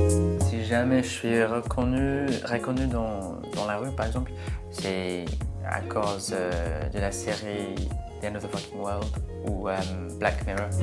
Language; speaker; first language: French; non-native, fluent; English